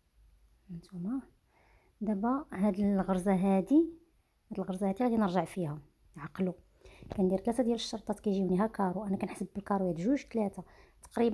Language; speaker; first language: Arabic; native; Arabic